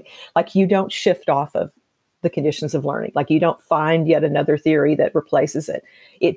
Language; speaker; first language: English; native; English